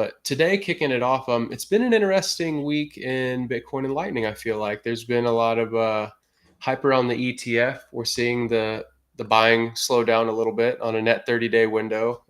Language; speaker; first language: English; native; English